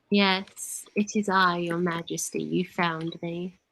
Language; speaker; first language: English; native; English